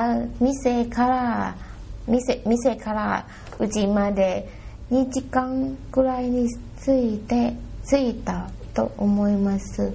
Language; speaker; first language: Japanese; non-native, learner; Thai